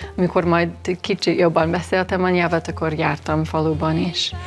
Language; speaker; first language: Hungarian; early bilingual, heritage; English